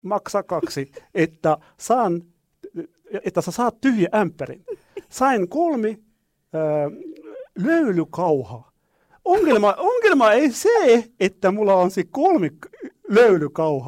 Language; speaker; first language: Finnish; non-native, learner; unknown